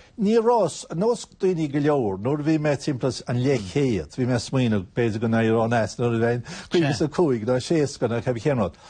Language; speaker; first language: Irish; native; Irish